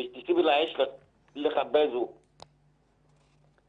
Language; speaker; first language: Arabic; native; Arabic